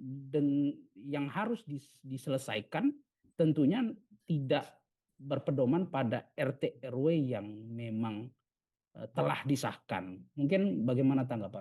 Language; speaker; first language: Indonesian; native; Indonesian